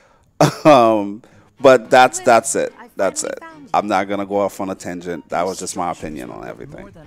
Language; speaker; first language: English; native; English